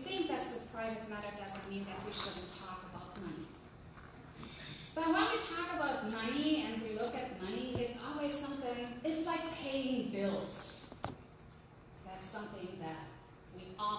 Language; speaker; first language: English; non-native, fluent; German